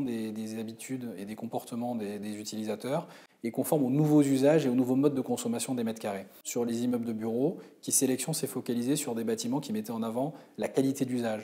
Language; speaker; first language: French; native; French